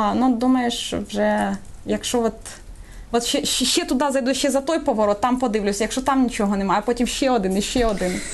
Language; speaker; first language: Ukrainian; native; Ukrainian